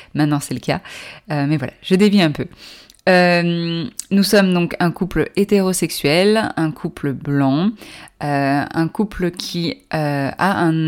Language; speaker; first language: French; native; French